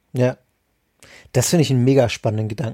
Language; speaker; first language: German; native; German